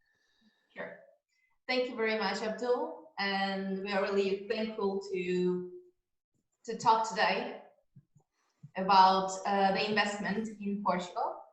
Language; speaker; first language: English; non-native, fluent; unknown